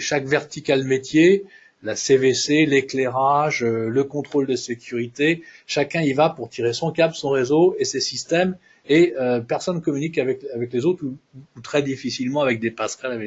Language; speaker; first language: French; native; French